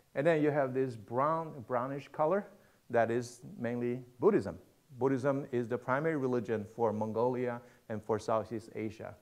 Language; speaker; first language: English; non-native, fluent; Chinese